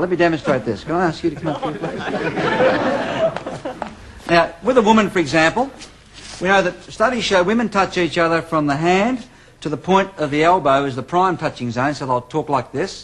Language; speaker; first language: English; native; English